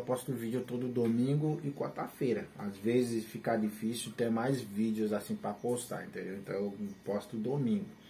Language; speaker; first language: Portuguese; non-native, learner; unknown